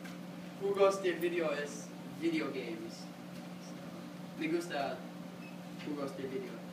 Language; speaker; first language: Spanish; non-native, learner; English